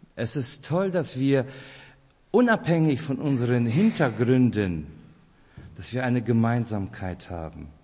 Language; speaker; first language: German; early bilingual, other home language; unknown